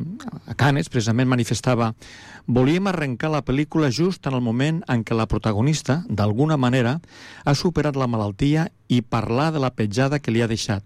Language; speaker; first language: Catalan; native; Catalan